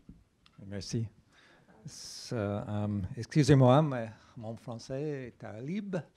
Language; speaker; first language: French; non-native, learner; English